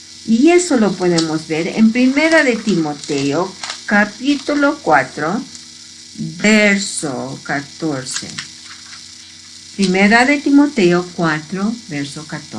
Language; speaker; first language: Spanish; early bilingual, heritage; Spanish